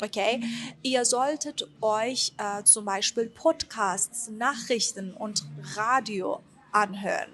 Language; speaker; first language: German; non-native, fluent; Persian